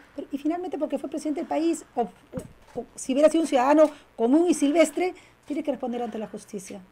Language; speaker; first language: Spanish; native; Spanish